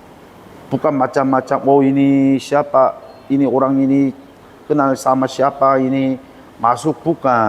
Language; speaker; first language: Indonesian; non-native, learner; Korean